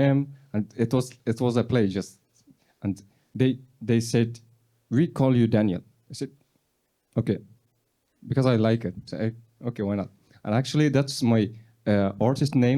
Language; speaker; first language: English; non-native, learner; Persian